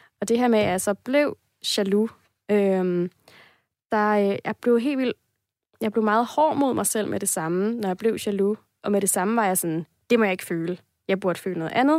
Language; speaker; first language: Danish; native; Danish